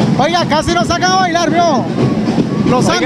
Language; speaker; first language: Spanish; native; Spanish